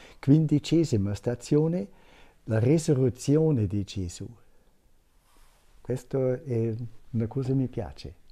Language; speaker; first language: Italian; non-native, fluent; German